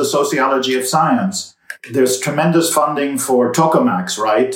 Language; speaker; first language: English; native; English